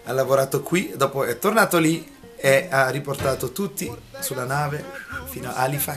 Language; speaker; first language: Italian; early bilingual, heritage; Italian